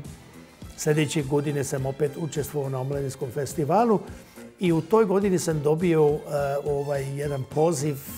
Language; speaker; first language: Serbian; non-native, local second language; Hungarian